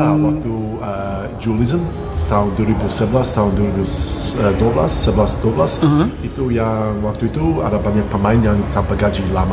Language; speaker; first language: Indonesian; non-native, fluent; English